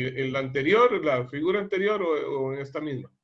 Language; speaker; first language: Spanish; native; Spanish